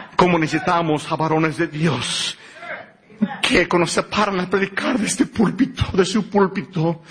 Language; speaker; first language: Spanish; early bilingual, heritage; Spanish